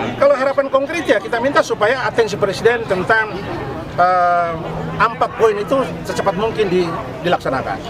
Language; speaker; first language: Indonesian; non-native, local second language; Tetum